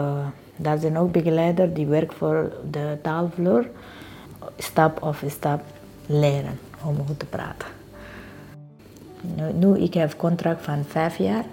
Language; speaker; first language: Dutch; non-native, learner; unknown